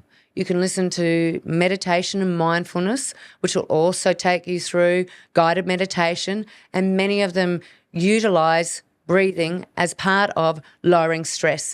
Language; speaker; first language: English; native; English